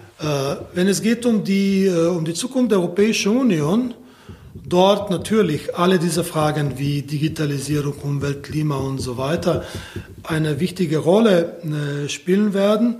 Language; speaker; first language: German; non-native, fluent; Slovenian